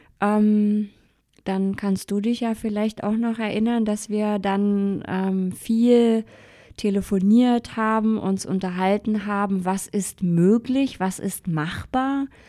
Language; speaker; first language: German; native; German